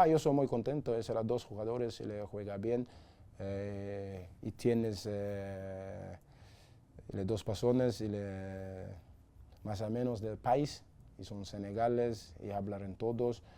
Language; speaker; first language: Spanish; non-native, learner; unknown